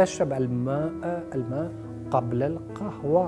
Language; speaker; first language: Arabic; non-native, fluent; Urdu